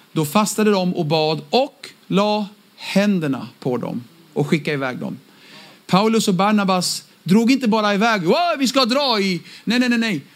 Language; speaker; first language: Swedish; early bilingual, other home language; Aramaic